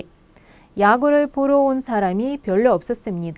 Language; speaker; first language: Korean; non-native, fluent; Russian